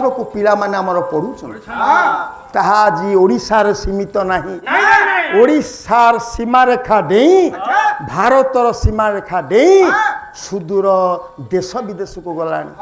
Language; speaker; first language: Odia; native; Odia